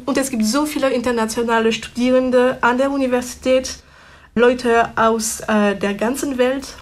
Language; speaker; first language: German; non-native, fluent; French